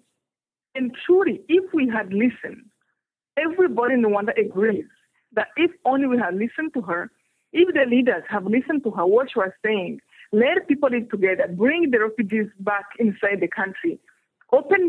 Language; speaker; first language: English; non-native, local second language; Kinyarwanda